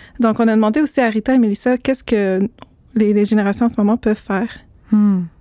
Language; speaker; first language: French; native; French